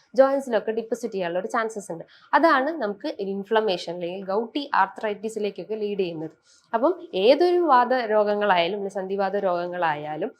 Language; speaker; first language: Malayalam; native; Malayalam